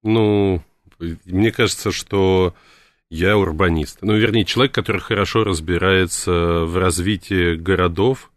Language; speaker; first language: Russian; native; Russian